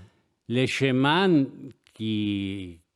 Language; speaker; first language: French; non-native, learner; Spanish